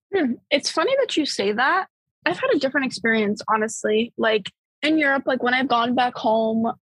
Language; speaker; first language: English; early bilingual, other home language; Bulgarian